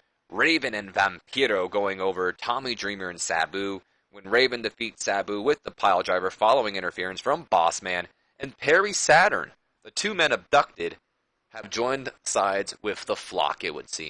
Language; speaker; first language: English; native; English